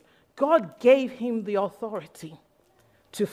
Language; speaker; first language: English; non-native, local second language; Yoruba